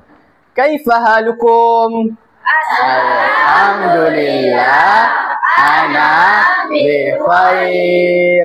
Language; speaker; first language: Arabic; non-native, learner; Malay